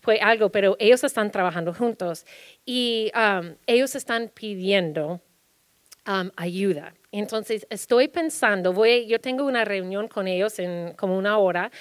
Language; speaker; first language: Spanish; early bilingual, heritage; Spanish